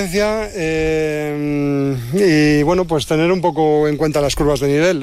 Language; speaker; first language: Spanish; native; Spanish